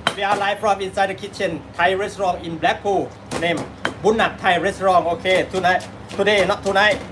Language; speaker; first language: English; non-native, learner; Thai